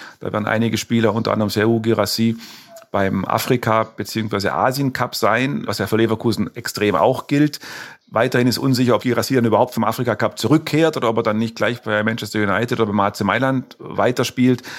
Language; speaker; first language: German; native; German